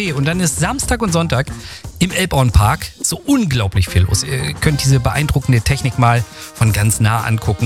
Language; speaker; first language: German; native; German